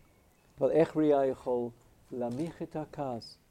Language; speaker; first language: Hebrew; non-native, fluent; English